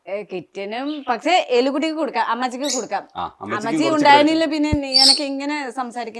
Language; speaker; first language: Malayalam; non-native, fluent; Nepali